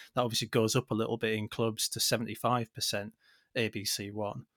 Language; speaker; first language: English; native; English